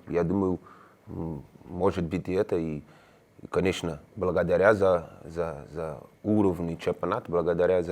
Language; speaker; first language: Russian; non-native, learner; Spanish